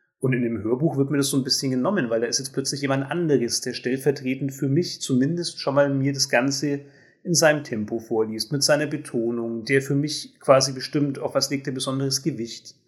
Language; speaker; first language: German; native; German